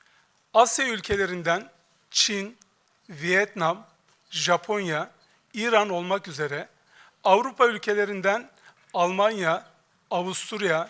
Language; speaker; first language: Turkish; native; Turkish